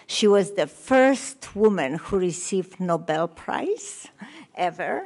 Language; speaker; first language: English; non-native, learner; Polish